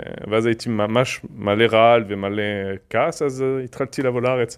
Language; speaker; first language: Hebrew; non-native, fluent; French